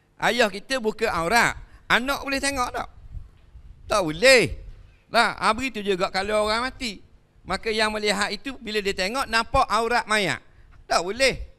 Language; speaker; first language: Malay; native; Malay